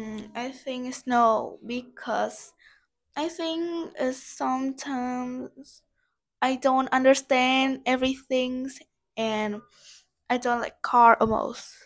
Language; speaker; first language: English; non-native, learner; Vietnamese